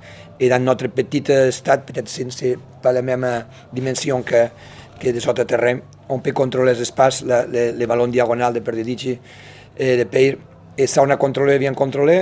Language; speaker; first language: French; non-native, fluent; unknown